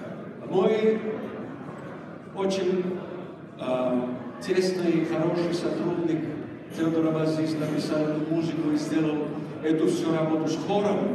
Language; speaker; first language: Russian; non-native, fluent; Greek